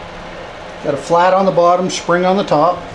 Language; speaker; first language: English; native; English